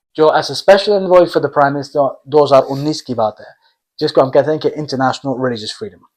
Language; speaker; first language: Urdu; early bilingual, heritage; Urdu